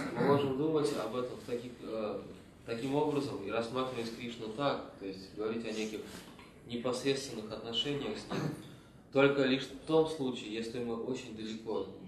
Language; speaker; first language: Russian; native; Russian